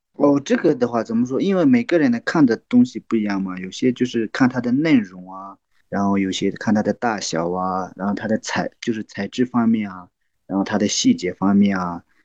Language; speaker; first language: Chinese; non-native, local second language; Tibetan